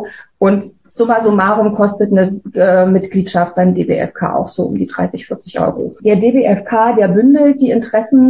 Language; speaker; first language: German; native; German